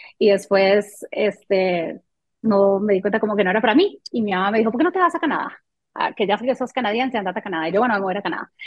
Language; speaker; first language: Spanish; early bilingual, other home language; French